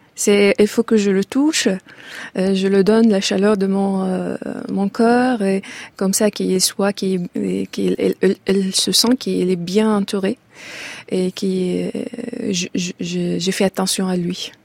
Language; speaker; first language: French; non-native, fluent; Arabic